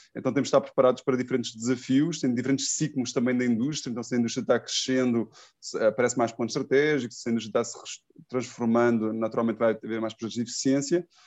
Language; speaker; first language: Portuguese; native; Portuguese